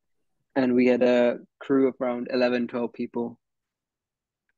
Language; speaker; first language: English; early bilingual, other home language; Hindi